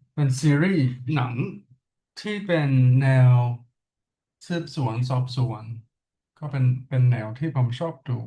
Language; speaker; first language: Thai; non-native, learner; English